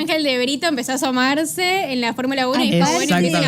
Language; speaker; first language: Spanish; native; Spanish